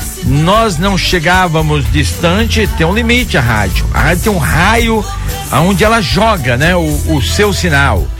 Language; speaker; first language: Portuguese; native; Portuguese